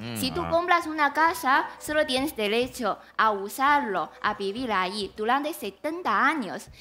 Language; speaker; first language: Spanish; non-native, fluent; Chinese